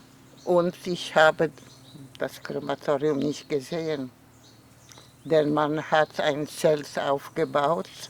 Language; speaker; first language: German; non-native, fluent; Polish